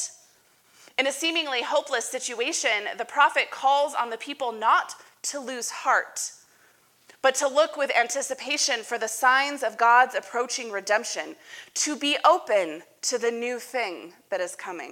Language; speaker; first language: English; native; English